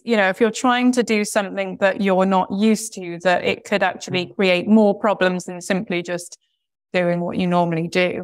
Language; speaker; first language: English; native; English